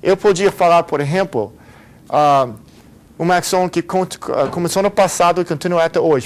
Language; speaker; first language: Portuguese; non-native, fluent; Spanish